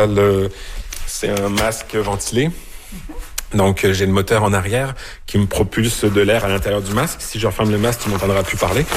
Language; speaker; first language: French; native; French